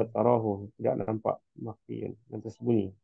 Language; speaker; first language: Indonesian; non-native, learner; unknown